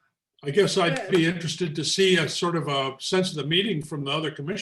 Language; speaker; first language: English; native; English